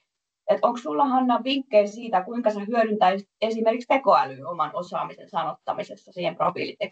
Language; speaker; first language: Finnish; native; Finnish